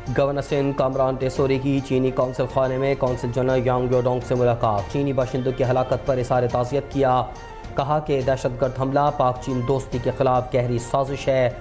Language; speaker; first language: Urdu; native; Urdu